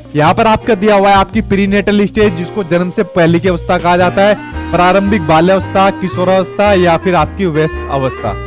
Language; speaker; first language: Hindi; native; Hindi